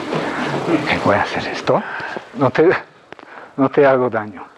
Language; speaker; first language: Spanish; non-native, fluent; English